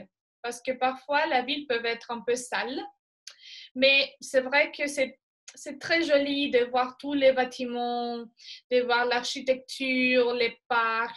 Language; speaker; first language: French; non-native, fluent; Spanish